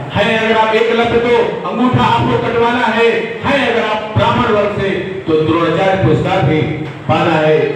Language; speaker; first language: Hindi; native; Hindi